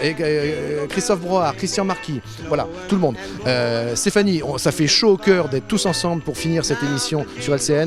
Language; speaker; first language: French; native; French